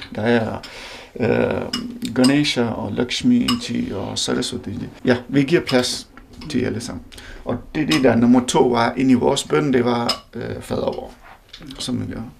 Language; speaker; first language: Danish; non-native, fluent; Hindi